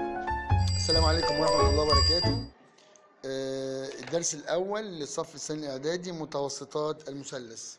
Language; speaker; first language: Arabic; native; Arabic